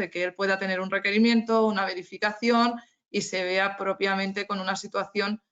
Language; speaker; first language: Spanish; native; Spanish